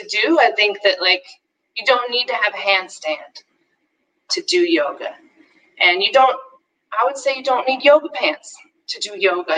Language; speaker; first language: English; native; English